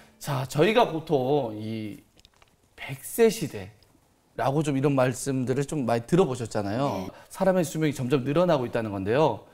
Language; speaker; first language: Korean; native; Korean